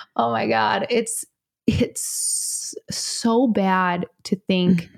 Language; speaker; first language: English; native; English